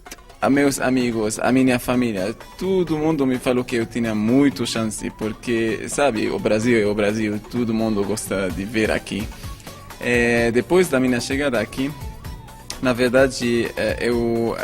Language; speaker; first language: Portuguese; non-native, fluent; Arabic